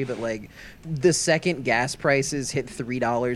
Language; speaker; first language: English; native; English